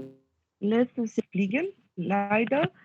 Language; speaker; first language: German; non-native, learner; Macedonian